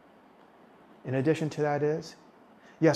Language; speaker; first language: English; early bilingual, other home language; Min Nan Chinese